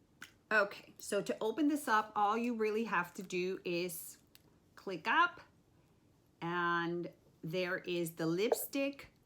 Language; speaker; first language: English; native; English